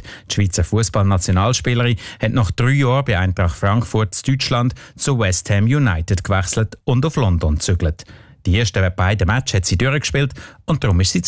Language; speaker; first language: German; native; German